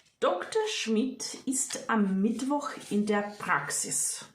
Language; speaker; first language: German; non-native, fluent; Ukrainian